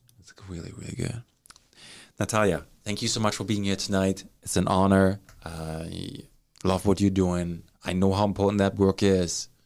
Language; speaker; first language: English; non-native, fluent; German